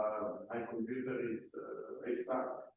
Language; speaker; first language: English; non-native, fluent; Romanian